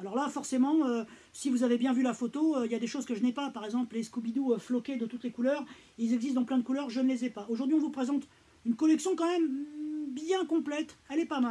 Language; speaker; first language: French; native; French